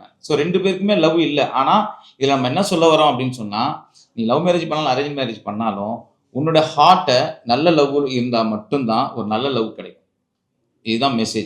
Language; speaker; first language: Tamil; native; Tamil